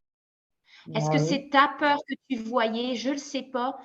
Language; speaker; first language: French; native; French